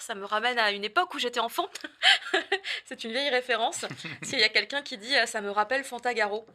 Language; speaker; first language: French; native; French